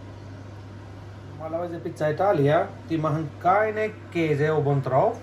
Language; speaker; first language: German; non-native, learner; Urdu